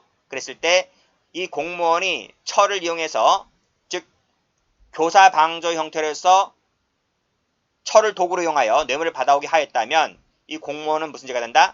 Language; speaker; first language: Korean; native; Korean